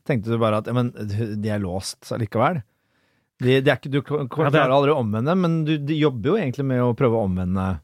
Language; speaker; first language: Norwegian; early bilingual, other home language; Persian